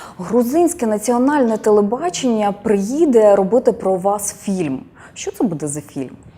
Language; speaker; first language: Ukrainian; native; Ukrainian